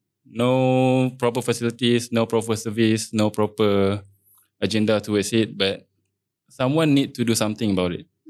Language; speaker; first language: English; non-native, local second language; Malay